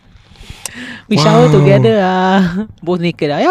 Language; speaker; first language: English; non-native, local second language; Malay